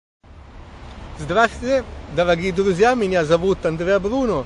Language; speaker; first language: Russian; non-native, learner; Italian